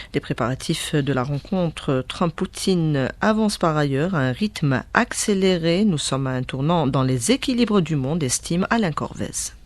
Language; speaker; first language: French; non-native, local second language; Arabic